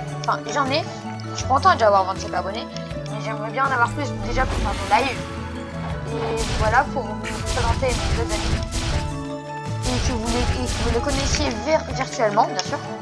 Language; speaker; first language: French; native; French